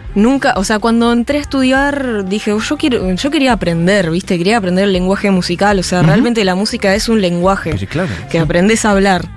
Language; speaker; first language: Spanish; native; Spanish